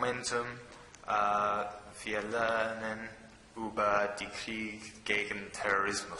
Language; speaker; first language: German; non-native, learner; English